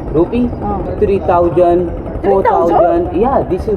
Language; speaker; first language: English; non-native, learner; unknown